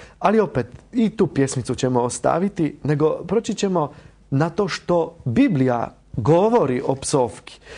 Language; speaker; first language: Croatian; non-native, fluent; Polish